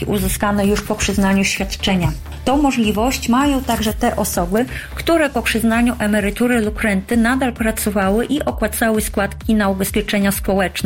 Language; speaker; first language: Polish; native; Polish